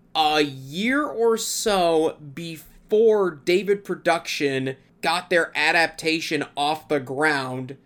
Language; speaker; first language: English; native; English